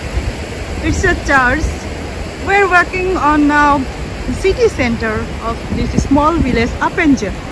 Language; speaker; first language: English; non-native, local second language; Bangla